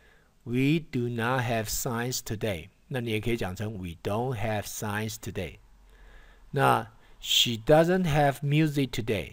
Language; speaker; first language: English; non-native, fluent; Chinese